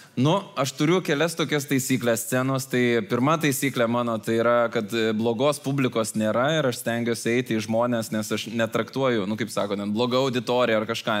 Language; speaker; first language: Lithuanian; native; Lithuanian